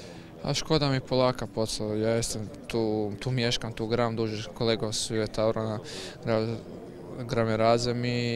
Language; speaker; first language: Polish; non-native, learner; Croatian